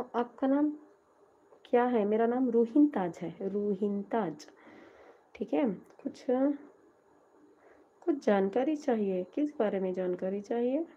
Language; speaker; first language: Hindi; non-native, local second language; Urdu